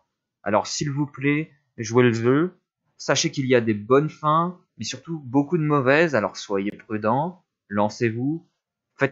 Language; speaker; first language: French; native; French